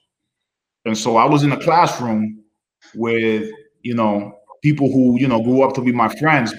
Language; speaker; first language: English; early bilingual, other home language; Spanish